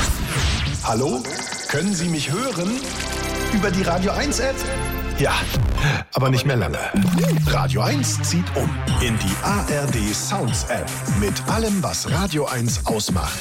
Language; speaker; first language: German; native; German